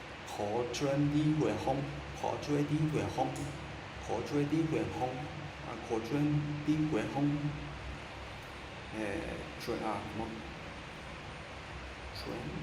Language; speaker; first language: Vietnamese; non-native, learner; Japanese